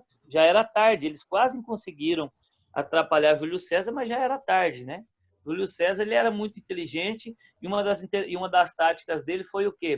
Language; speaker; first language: Portuguese; native; Portuguese